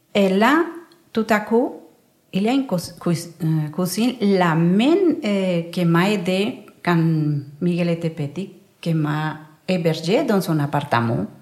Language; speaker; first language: French; non-native, learner; Spanish